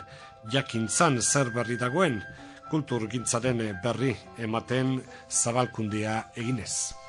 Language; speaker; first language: Basque; native; Basque